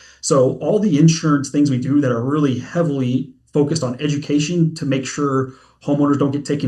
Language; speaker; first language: English; native; English